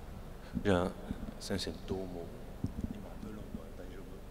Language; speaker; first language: Japanese; non-native, fluent; French